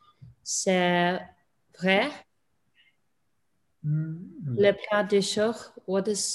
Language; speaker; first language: French; non-native, learner; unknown